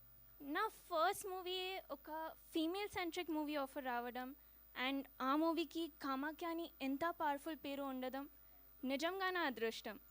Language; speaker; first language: Telugu; non-native, learner; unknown